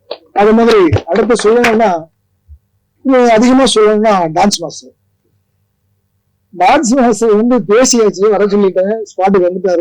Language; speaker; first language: Tamil; native; Tamil